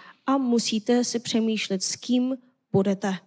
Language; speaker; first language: Czech; non-native, fluent; Korean